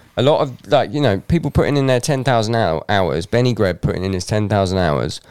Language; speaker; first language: English; native; English